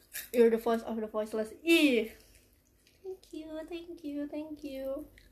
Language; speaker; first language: English; non-native, fluent; Indonesian